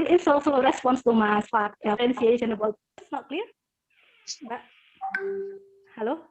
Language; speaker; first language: English; non-native, learner; Indonesian